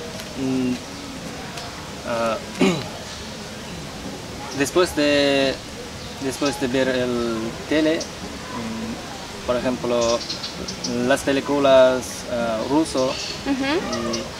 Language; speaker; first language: Spanish; non-native, learner; Uzbek